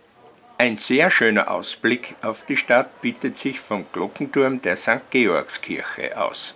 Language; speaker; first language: German; native; German